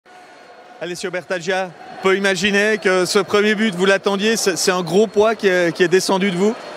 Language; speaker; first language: French; native; French